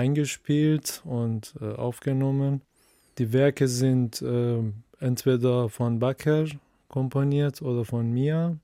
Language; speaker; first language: German; non-native, fluent; Persian